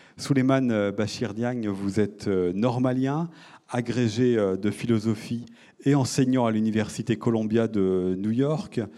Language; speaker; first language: French; native; French